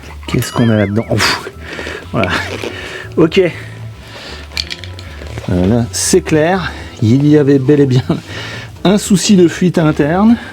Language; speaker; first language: French; native; French